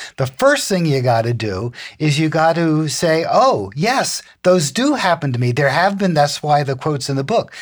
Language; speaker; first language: English; native; English